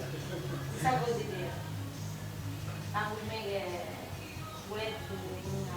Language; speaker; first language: English; non-native, learner; Spanish